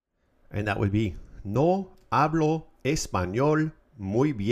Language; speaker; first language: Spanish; non-native, fluent; English